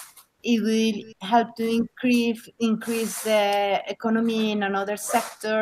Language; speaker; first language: English; non-native, learner; Spanish